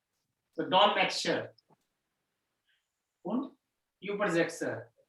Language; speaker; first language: German; non-native, fluent; Hindi